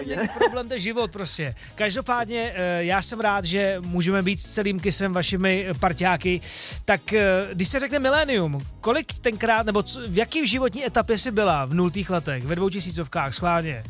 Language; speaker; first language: Czech; native; Czech